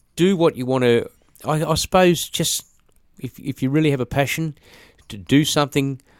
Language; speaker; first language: English; native; English